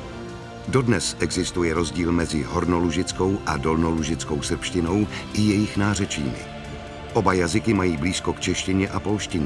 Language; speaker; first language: Czech; native; Czech